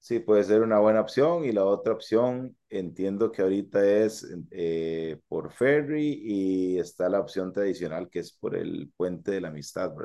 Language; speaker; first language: Spanish; native; Spanish